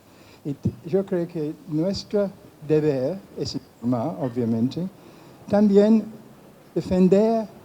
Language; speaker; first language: Spanish; non-native, fluent; English